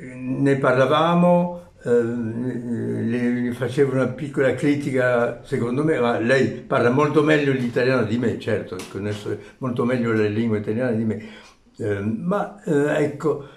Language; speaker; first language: Italian; early bilingual, heritage; Italian